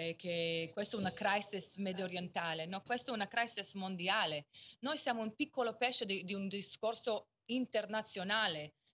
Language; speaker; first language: Italian; non-native, fluent; Hebrew